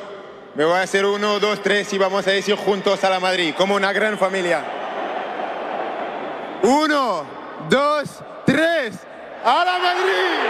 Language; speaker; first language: Spanish; non-native, learner; French